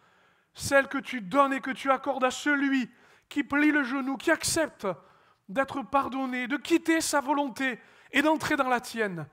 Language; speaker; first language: French; native; French